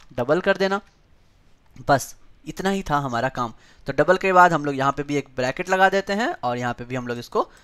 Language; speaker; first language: Hindi; native; Hindi